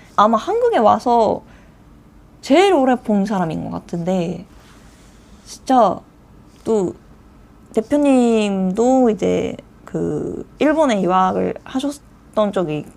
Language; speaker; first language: Korean; non-native, fluent; Japanese